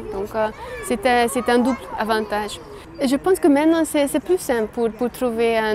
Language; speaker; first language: French; non-native, fluent; Hungarian